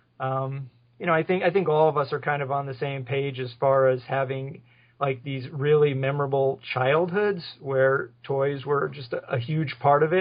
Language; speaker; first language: English; native; English